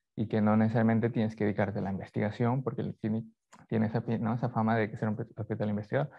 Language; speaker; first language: Spanish; native; Spanish